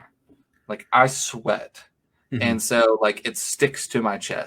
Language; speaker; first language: English; native; English